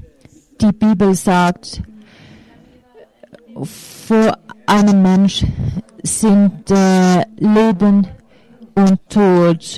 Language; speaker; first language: German; non-native, fluent; Finnish